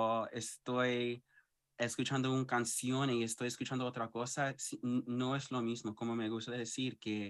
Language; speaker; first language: Spanish; early bilingual, heritage; English